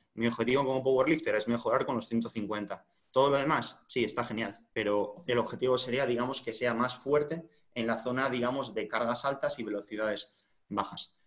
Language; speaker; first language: Spanish; native; Spanish